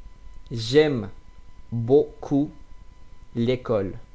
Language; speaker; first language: French; non-native, fluent; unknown